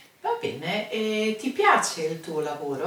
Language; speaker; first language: Italian; non-native, fluent; Dutch